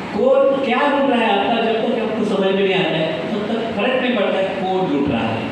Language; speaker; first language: Hindi; non-native, local second language; Marathi